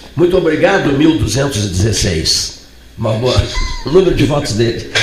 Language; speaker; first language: Portuguese; native; Portuguese